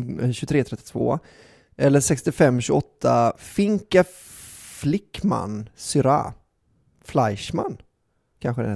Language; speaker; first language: Swedish; native; Swedish